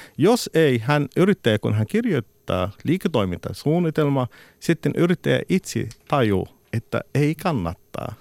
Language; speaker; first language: Finnish; non-native, fluent; Arabic